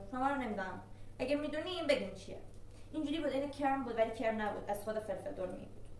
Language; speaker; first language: Persian; non-native, local second language; Azerbaijani